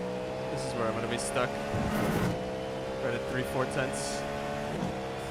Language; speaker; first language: English; native; English